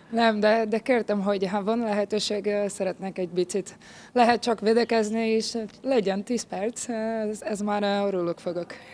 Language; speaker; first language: Hungarian; non-native, learner; Portuguese